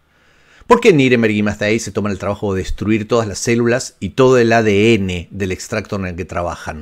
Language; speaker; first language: Spanish; native; Spanish